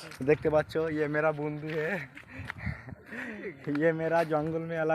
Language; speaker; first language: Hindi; non-native, local second language; Bangla